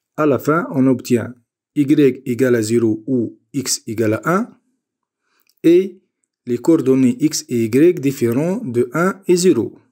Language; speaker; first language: French; non-native, local second language; Arabic